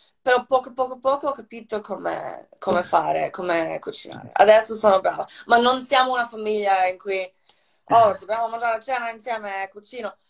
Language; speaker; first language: Italian; non-native, fluent; Croatian